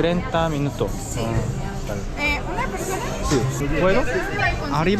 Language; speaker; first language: Spanish; non-native, learner; Korean